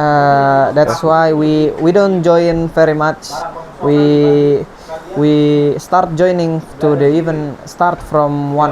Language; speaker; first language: English; non-native, learner; Indonesian